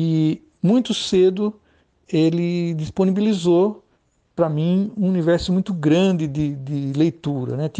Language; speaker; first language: Portuguese; native; Portuguese